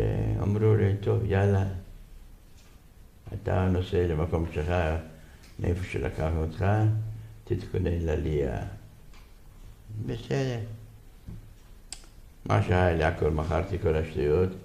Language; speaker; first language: Hebrew; non-native, fluent; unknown